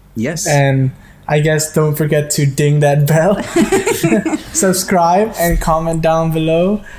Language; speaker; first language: English; non-native, fluent; Swedish